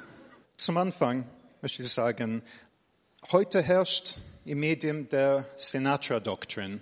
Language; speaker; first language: German; non-native, fluent; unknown